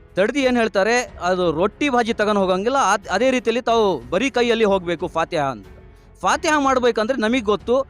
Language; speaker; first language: Kannada; non-native, local second language; Urdu